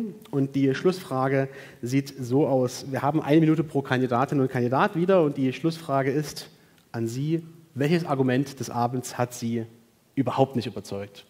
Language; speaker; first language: German; native; German